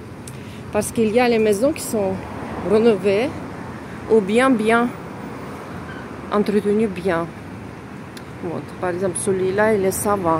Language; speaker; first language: French; non-native, fluent; Russian